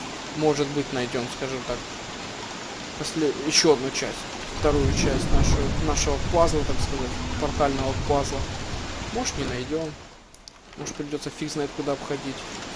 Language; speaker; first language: Russian; native; Russian